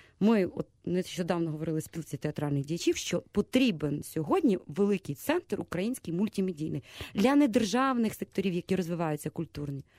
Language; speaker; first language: Ukrainian; native; Ukrainian